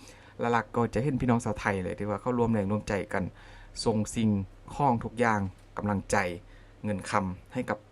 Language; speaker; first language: Thai; non-native, local second language; Northeastern Thai